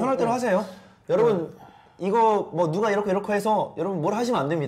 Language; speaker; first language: Korean; native; Korean